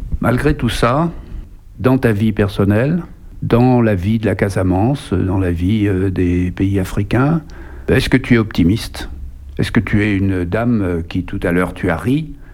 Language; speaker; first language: French; native; French